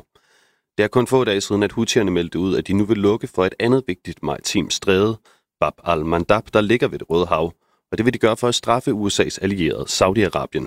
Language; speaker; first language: Danish; native; Danish